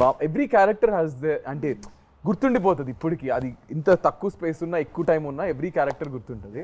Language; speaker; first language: Telugu; native; Telugu